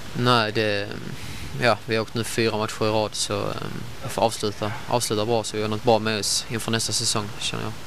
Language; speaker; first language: Swedish; native; Swedish